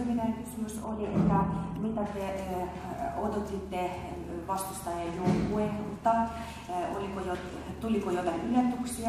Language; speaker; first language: Finnish; non-native, fluent; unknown